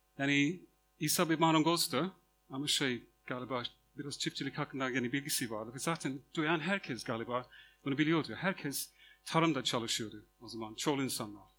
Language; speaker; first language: Turkish; non-native, fluent; English